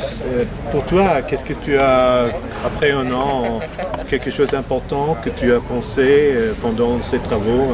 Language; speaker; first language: French; non-native, fluent; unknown